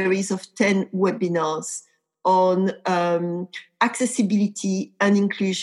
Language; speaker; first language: English; non-native, fluent; French